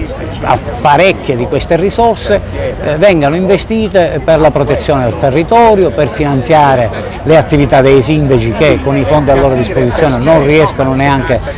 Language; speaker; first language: Italian; native; Italian